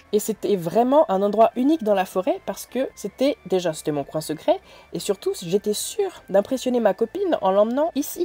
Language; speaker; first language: French; native; French